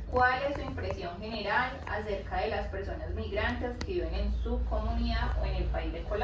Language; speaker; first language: Spanish; native; Spanish